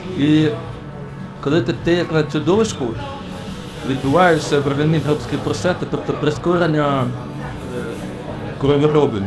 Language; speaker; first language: Ukrainian; native; Ukrainian